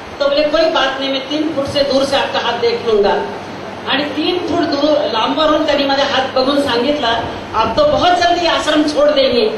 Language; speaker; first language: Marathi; non-native, local second language; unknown